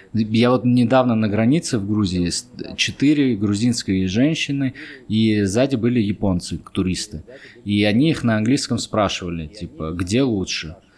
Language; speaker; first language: Russian; early bilingual, other home language; Armenian